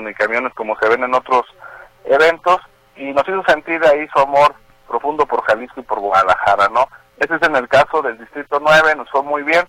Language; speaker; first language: Spanish; native; Spanish